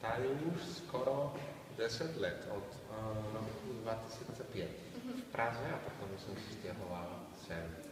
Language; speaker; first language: Czech; non-native, fluent; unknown